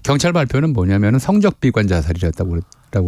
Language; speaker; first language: Korean; native; Korean